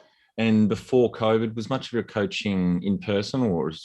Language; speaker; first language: English; native; English